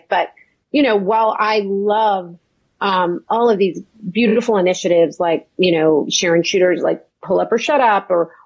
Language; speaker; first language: English; native; English